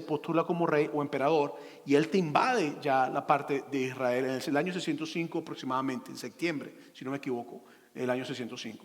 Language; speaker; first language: Spanish; native; Spanish